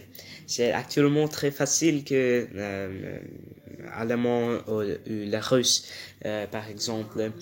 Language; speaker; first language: French; non-native, learner; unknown